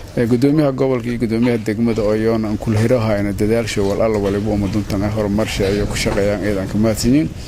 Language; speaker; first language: Somali; non-native, local second language; Maay